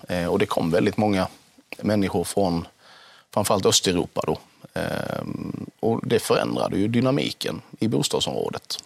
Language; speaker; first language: Swedish; native; Swedish